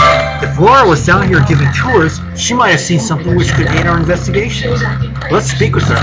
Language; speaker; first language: English; native; English